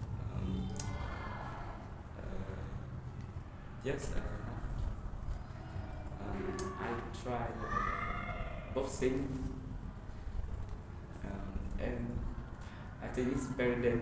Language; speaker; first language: English; non-native, learner; Vietnamese